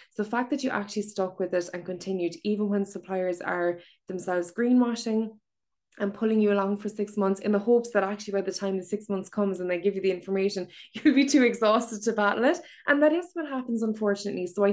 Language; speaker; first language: English; native; English